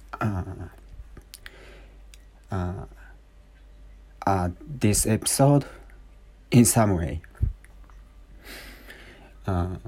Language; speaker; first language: English; non-native, learner; Japanese